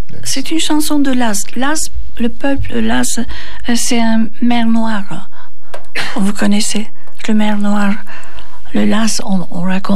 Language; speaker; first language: French; non-native, learner; Turkish